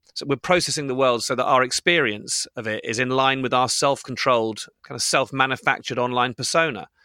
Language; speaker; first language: English; native; English